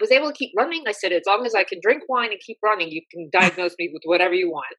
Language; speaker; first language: English; native; English